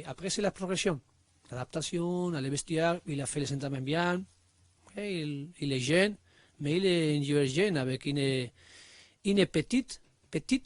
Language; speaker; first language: French; non-native, learner; Spanish